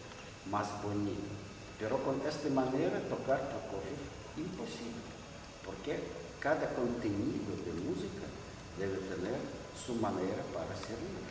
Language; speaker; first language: Spanish; non-native, learner; Russian